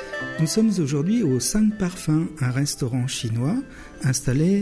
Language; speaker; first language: French; native; French